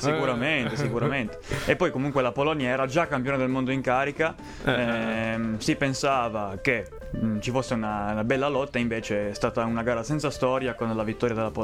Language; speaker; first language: Italian; native; Italian